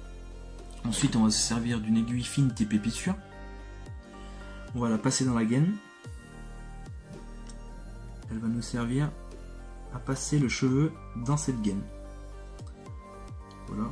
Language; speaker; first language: French; native; French